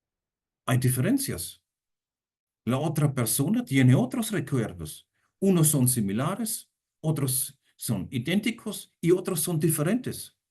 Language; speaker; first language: Spanish; non-native, fluent; German